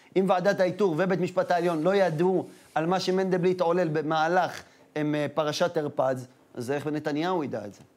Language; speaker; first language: Hebrew; native; Hebrew